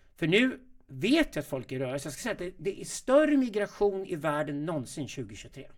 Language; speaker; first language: Swedish; native; Swedish